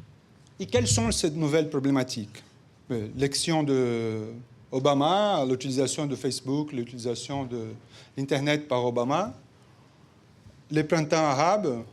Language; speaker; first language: French; non-native, fluent; Portuguese